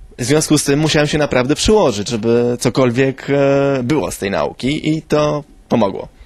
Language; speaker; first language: Polish; early bilingual, heritage; Spanish